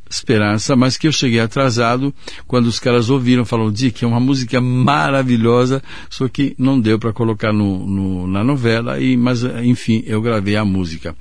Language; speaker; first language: Portuguese; non-native, fluent; Italian